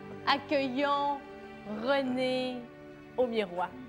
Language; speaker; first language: French; native; French